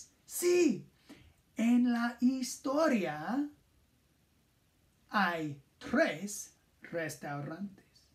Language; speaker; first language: Spanish; non-native, fluent; English